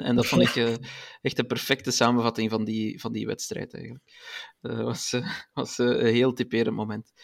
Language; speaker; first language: Dutch; native; Dutch